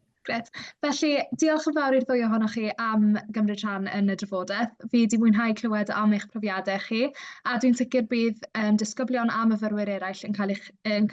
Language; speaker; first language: Welsh; native; Welsh